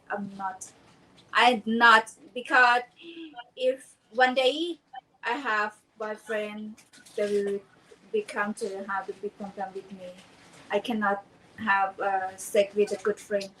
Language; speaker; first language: English; non-native, learner; Thai